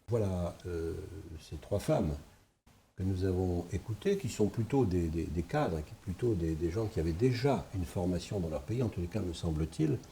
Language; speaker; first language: French; native; French